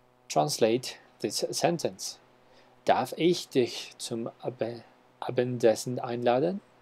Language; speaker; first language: German; non-native, learner; Spanish